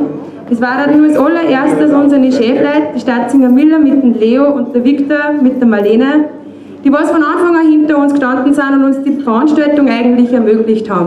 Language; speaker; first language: German; native; German